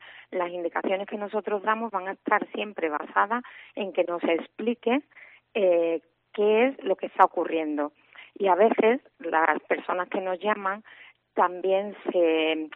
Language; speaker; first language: Spanish; native; Spanish